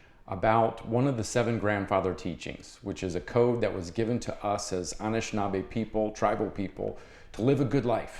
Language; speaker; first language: English; native; English